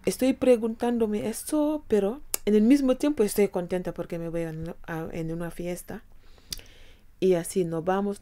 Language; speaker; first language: Spanish; non-native, fluent; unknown